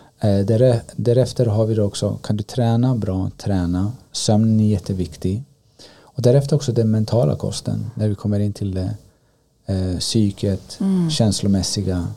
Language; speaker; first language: Swedish; early bilingual, other home language; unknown